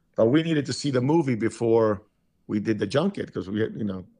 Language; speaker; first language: English; early bilingual, other home language; Spanish